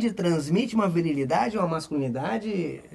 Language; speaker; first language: Portuguese; native; Portuguese